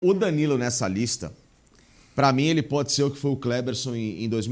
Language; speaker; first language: Portuguese; native; Portuguese